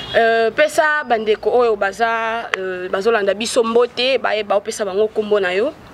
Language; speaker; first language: Lingala; native; Lingala